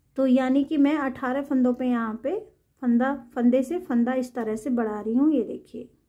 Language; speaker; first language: Hindi; native; Hindi